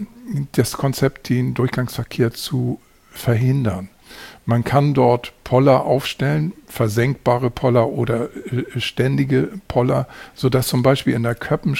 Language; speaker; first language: German; native; German